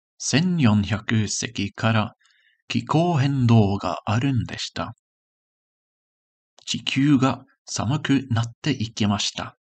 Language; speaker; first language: Japanese; non-native, learner; English